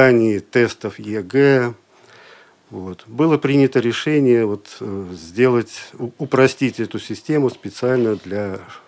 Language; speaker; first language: Russian; native; Russian